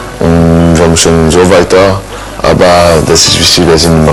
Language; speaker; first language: German; non-native, learner; French